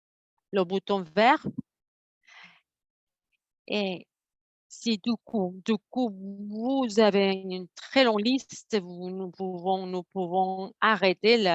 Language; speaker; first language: French; non-native, fluent; Spanish